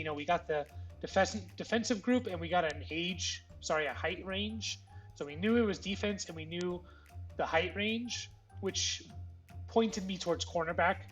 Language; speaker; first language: English; native; English